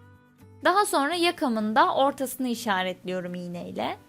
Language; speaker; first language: Turkish; native; Turkish